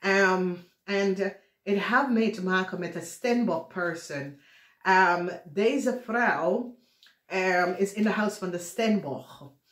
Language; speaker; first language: Dutch; non-native, learner; English